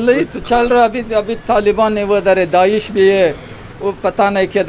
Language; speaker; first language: Hindi; non-native, learner; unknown